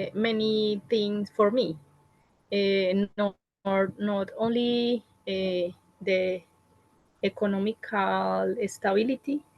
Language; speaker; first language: English; non-native, learner; Spanish